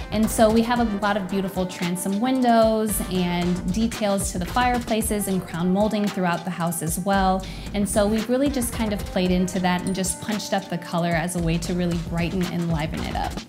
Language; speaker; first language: English; native; English